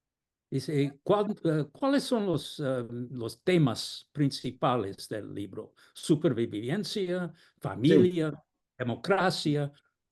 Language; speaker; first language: Spanish; non-native, fluent; English